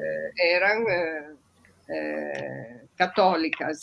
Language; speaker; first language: Portuguese; non-native, fluent; Italian